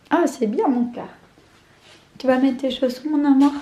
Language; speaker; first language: French; native; French